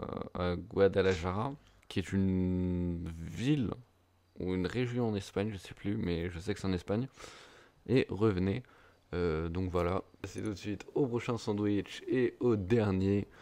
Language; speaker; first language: French; native; French